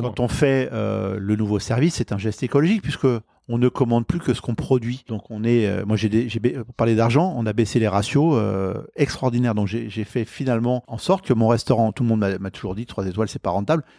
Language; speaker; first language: French; native; French